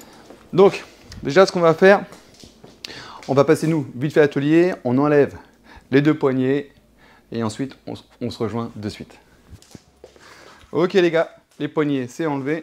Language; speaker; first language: French; native; French